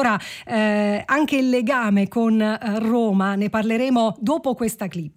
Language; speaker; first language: Italian; native; Italian